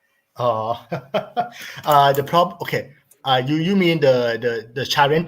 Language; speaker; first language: English; non-native, learner; Thai